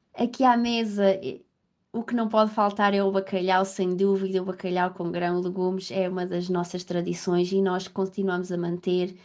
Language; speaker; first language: Portuguese; native; Portuguese